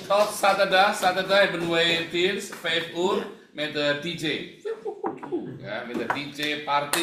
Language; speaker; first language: Dutch; non-native, learner; Indonesian